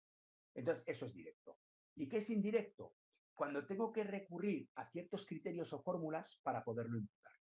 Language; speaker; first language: Spanish; native; Spanish